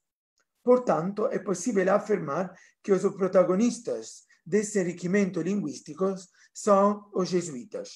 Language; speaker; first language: Portuguese; non-native, fluent; Italian